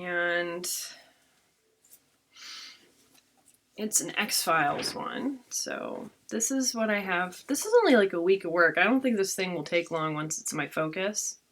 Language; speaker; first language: English; native; English